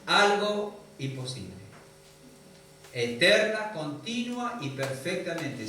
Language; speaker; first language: Spanish; native; Spanish